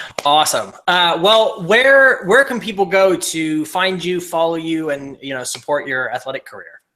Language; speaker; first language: English; native; English